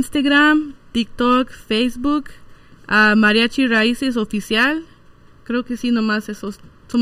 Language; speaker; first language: Spanish; early bilingual, heritage; Spanish